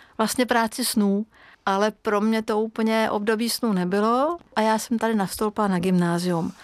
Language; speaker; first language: Czech; non-native, fluent; Hungarian